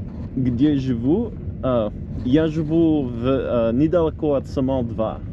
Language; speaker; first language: Russian; non-native, learner; English